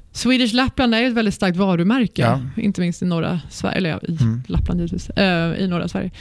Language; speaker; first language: Swedish; native; Swedish